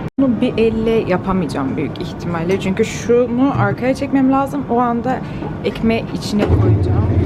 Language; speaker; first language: Turkish; early bilingual, heritage; Turkish